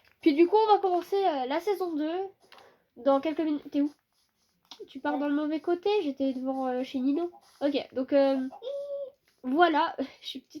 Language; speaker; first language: French; native; French